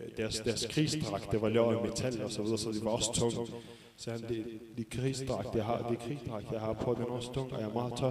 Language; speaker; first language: Danish; early bilingual, other home language; Arabic